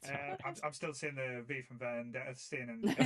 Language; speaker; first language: English; native; English